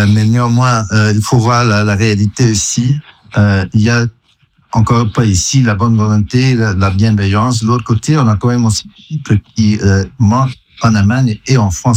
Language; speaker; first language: French; non-native, fluent; German